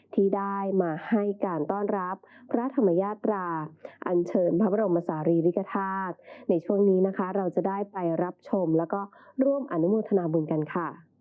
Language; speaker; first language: Thai; native; Thai